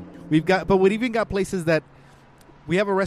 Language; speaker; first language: English; early bilingual, other home language; Spanish